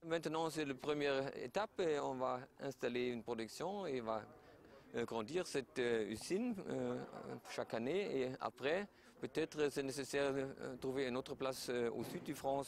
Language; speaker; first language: French; non-native, fluent; German